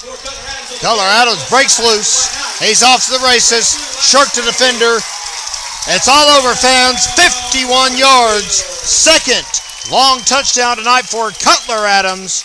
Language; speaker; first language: English; native; English